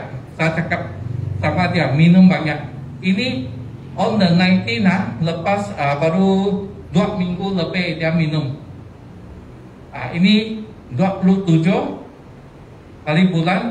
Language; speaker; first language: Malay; non-native, local second language; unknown